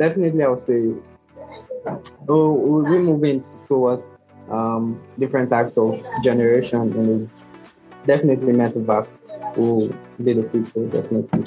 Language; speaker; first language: English; non-native, local second language; Yoruba